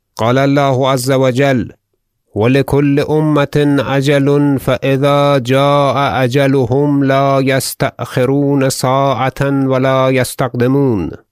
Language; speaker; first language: Arabic; non-native, fluent; Persian